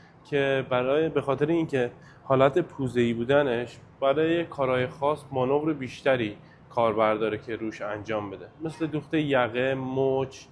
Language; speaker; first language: Persian; native; Persian